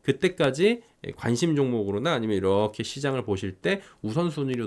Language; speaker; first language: Korean; native; Korean